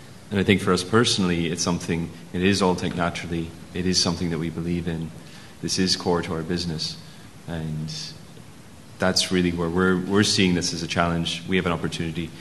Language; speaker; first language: English; native; English